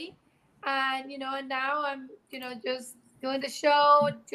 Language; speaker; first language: English; non-native, fluent; Spanish